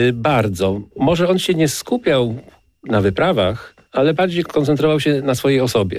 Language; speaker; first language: Polish; native; Polish